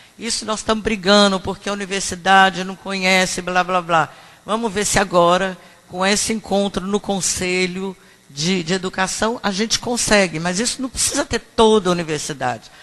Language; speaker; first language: Portuguese; native; Portuguese